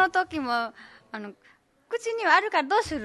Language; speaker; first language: Japanese; non-native, learner; Nepali